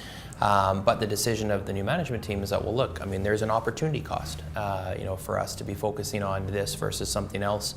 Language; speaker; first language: English; native; English